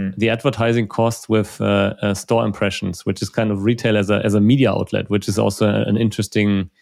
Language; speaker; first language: English; non-native, fluent; German